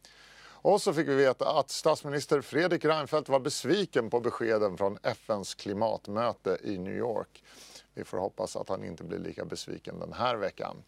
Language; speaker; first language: Swedish; native; Swedish